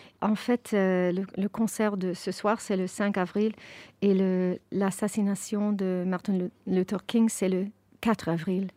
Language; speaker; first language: French; non-native, fluent; English